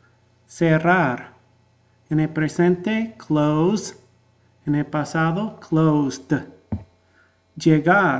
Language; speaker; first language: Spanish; non-native, fluent; English